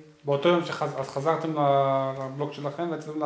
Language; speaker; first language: Hebrew; native; Hebrew